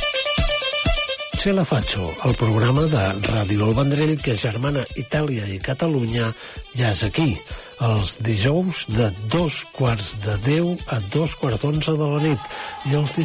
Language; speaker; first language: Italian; non-native, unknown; Catalan